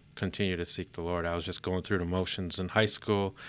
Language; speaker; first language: English; early bilingual, other home language; Filipino